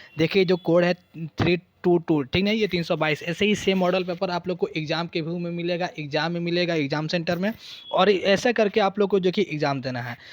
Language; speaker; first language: Hindi; native; Hindi